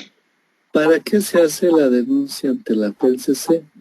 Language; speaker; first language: Spanish; native; Spanish